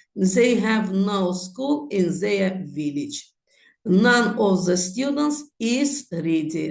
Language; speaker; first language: English; non-native, fluent; Azerbaijani